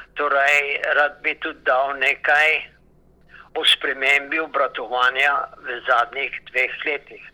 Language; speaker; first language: Slovenian; native; Slovenian